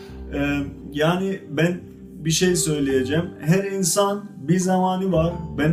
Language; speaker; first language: Turkish; non-native, fluent; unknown